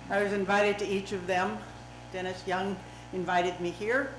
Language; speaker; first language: English; native; English